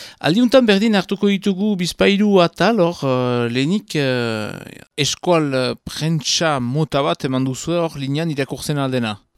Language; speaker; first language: Basque; native; Basque